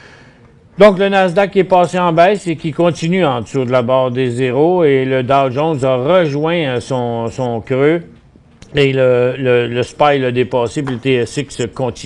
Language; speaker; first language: French; native; French